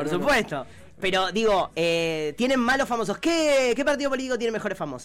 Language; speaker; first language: Spanish; native; Spanish